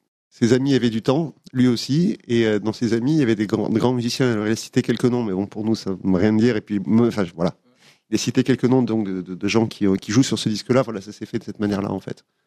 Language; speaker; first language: French; native; French